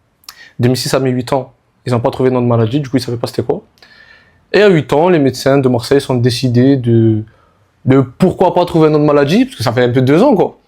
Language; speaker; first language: French; native; French